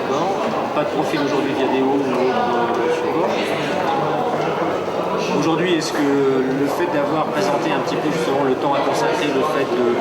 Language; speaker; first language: French; native; French